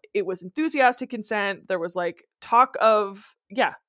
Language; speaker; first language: English; non-native, fluent; French